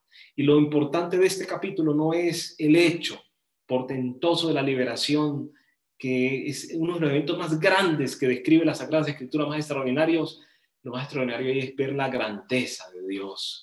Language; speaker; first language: Spanish; native; Spanish